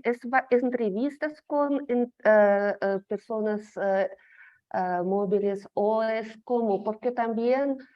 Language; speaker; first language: Spanish; non-native, fluent; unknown